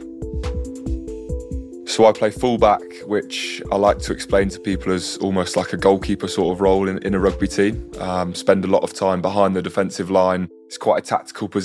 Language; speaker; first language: English; native; English